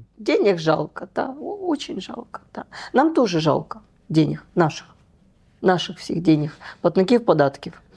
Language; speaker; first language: Ukrainian; native; Ukrainian